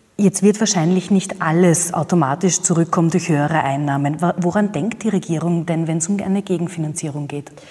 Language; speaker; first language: German; native; German